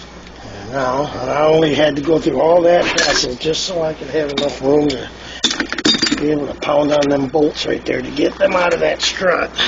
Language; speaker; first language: English; native; English